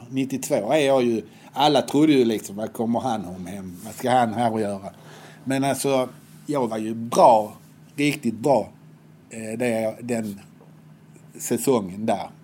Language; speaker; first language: Swedish; native; Swedish